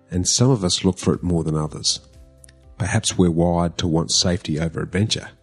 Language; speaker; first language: English; native; English